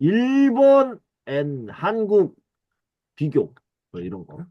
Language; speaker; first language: Korean; native; Korean